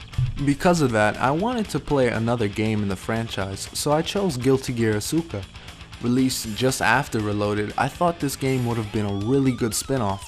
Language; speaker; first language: English; native; English